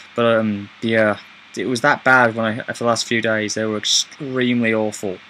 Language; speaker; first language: English; native; English